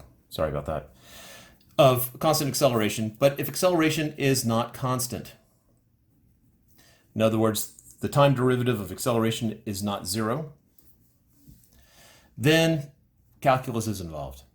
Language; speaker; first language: English; native; English